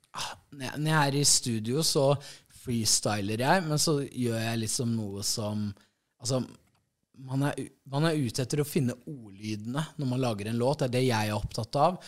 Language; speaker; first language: Norwegian; native; Norwegian